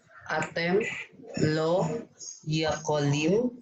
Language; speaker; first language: Hebrew; non-native, learner; Indonesian